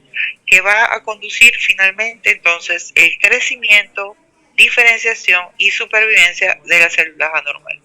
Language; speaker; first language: Spanish; native; Spanish